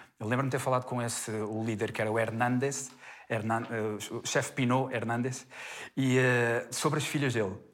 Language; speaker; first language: Portuguese; native; Portuguese